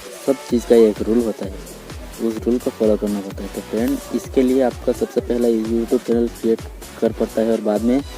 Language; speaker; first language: Hindi; non-native, local second language; Bangla